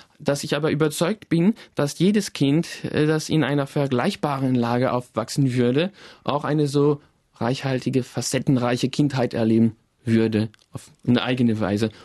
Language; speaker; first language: German; non-native, fluent; French